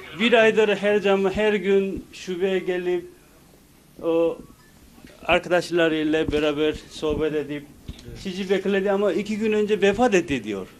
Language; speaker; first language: Turkish; non-native, fluent; Korean